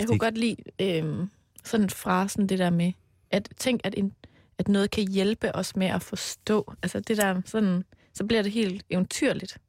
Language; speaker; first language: Danish; native; Danish